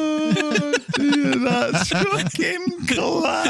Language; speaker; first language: English; native; English